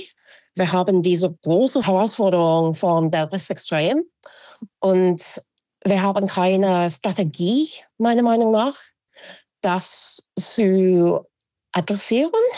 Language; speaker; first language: German; non-native, fluent; English